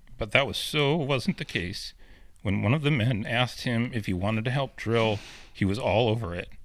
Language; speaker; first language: English; native; English